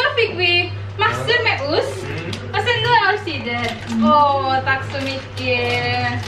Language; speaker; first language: Swedish; non-native, learner; Indonesian